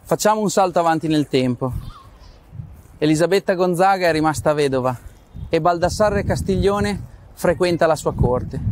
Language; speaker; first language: Italian; native; Italian